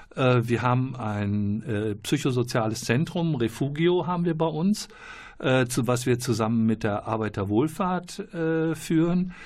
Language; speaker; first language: German; native; German